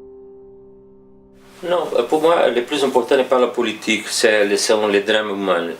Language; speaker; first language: French; non-native, fluent; Portuguese